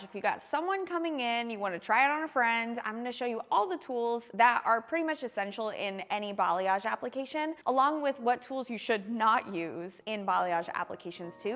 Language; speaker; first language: English; native; English